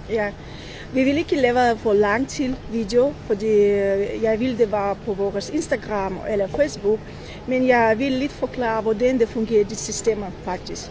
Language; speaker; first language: Danish; non-native, learner; Armenian